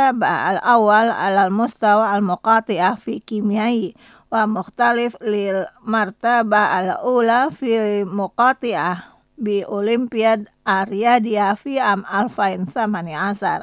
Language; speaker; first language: Arabic; non-native, fluent; Indonesian